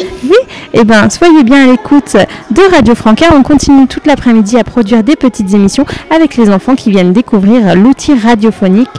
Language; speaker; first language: French; native; French